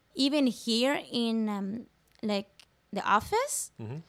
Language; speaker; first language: English; non-native, fluent; Spanish